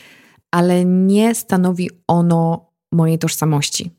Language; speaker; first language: Polish; native; Polish